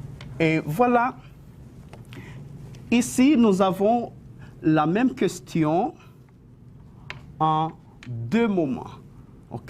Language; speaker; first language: French; non-native, fluent; Spanish